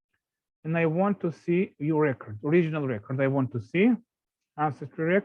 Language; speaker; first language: English; non-native, fluent; Russian